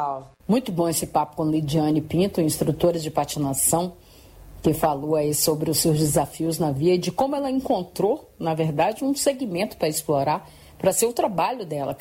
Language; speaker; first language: Portuguese; native; Portuguese